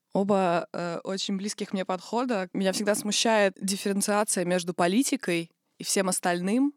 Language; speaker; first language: Russian; non-native, local second language; Estonian